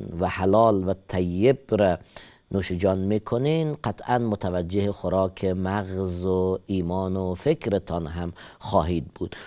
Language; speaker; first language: Persian; native; Persian